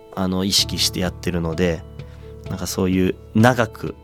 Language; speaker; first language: Japanese; native; Japanese